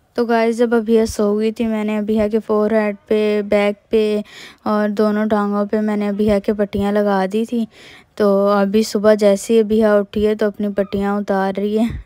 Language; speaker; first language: Urdu; native; Urdu